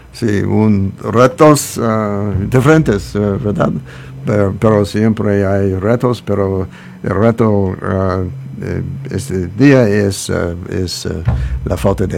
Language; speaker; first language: Spanish; non-native, learner; English